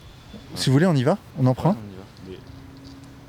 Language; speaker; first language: French; native; French